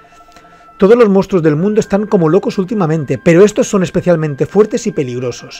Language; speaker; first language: Spanish; native; Spanish